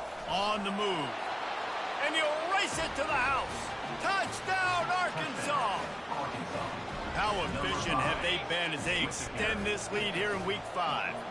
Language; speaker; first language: English; native; English